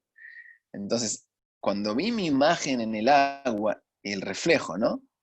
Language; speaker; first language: Spanish; native; Spanish